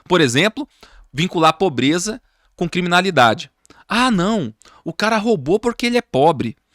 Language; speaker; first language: Portuguese; native; Portuguese